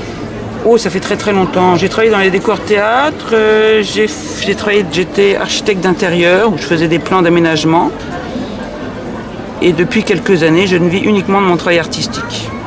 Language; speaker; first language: French; native; French